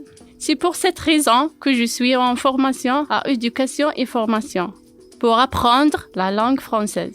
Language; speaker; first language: French; non-native, learner; Kabyle